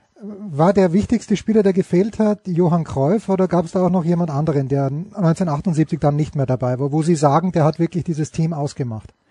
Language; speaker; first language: German; native; German